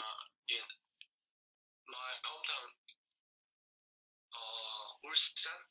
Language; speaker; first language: English; non-native, learner; Korean